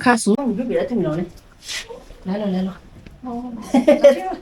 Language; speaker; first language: Chinese; non-native, local second language; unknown